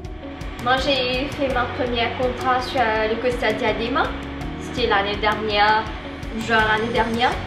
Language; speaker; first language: French; non-native, local second language; Morisyen